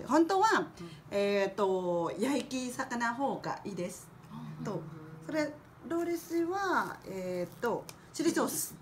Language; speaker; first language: Japanese; non-native, learner; Thai